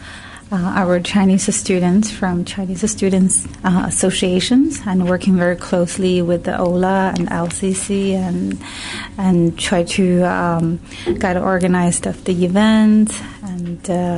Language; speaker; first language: English; non-native, learner; Chinese